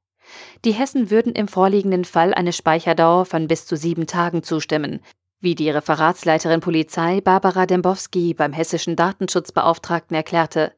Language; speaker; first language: German; native; German